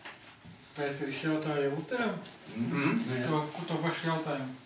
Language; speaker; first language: Latvian; native; Latvian